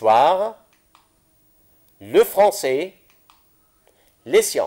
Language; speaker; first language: French; non-native, fluent; Arabic